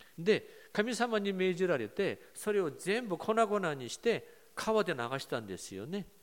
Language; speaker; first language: Japanese; non-native, fluent; Korean